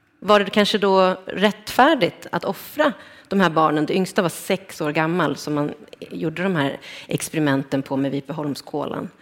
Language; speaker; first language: Swedish; native; Swedish